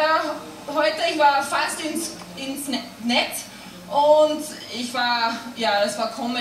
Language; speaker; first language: German; non-native, fluent; English